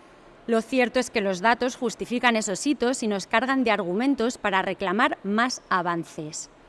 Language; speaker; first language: Spanish; native; Spanish